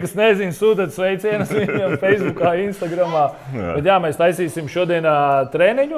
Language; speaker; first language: Latvian; native; Latvian